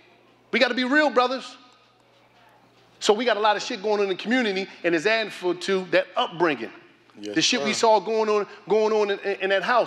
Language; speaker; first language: English; native; English